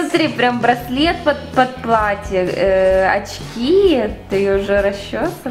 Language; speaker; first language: Russian; native; Russian